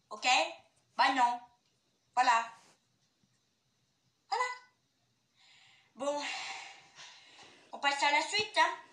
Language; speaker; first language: French; native; French